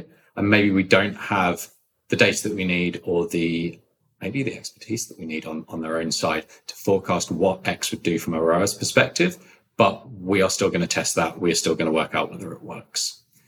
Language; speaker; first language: English; native; English